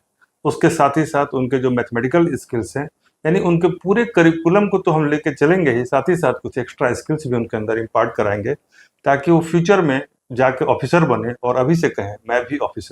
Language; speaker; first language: Hindi; native; Hindi